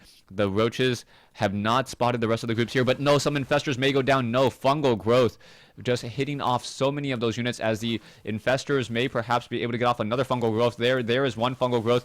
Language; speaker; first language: English; native; English